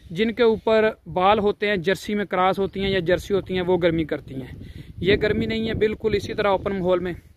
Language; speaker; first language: Urdu; non-native, local second language; Punjabi